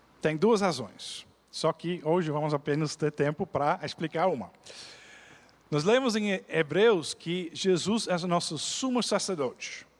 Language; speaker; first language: Portuguese; non-native, fluent; Dutch